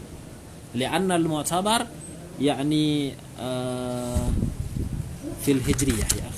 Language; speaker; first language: Arabic; non-native, fluent; Indonesian